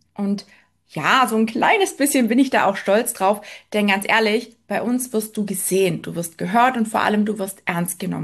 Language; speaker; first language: German; native; German